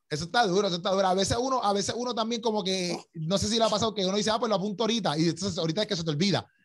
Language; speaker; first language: Spanish; native; Spanish